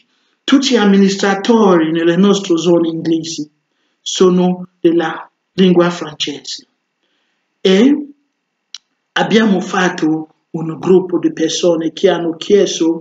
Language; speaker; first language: Italian; non-native, fluent; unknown